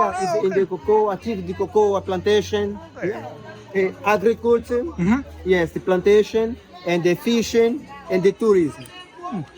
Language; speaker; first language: English; non-native, learner; Portuguese